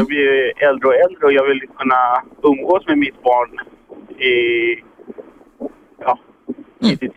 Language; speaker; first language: Swedish; early bilingual, other home language; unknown